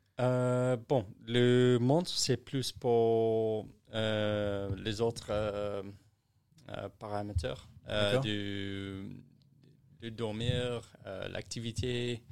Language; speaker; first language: French; non-native, learner; English